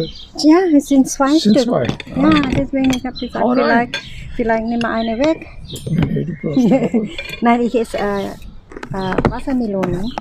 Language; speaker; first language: German; non-native, learner; Thai